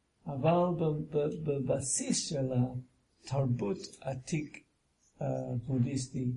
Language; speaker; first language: Hebrew; non-native, fluent; English